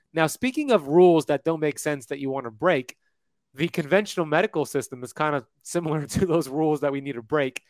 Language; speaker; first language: English; native; English